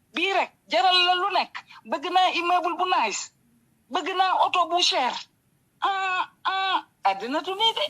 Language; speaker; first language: Wolof; native; Wolof